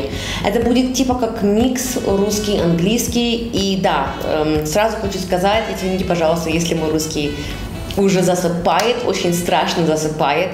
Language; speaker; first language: Russian; early bilingual, heritage; Russian